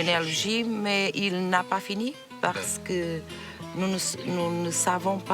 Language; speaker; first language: French; non-native, local second language; Portuguese